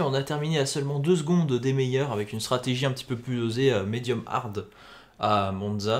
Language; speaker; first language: French; native; French